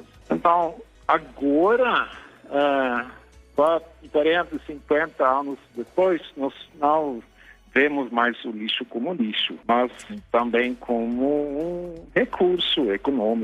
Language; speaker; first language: Portuguese; non-native, fluent; Norwegian